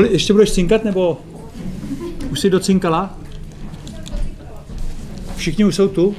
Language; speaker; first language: Czech; native; Czech